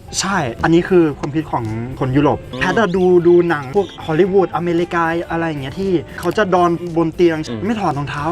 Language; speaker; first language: Thai; non-native, fluent; German